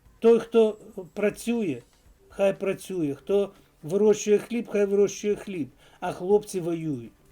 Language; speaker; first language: Ukrainian; non-native, local second language; Russian